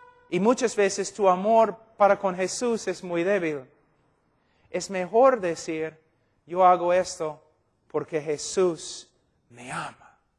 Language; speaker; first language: Spanish; non-native, fluent; English